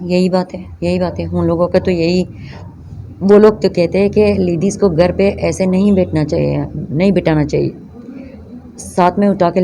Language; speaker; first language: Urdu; non-native, local second language; Persian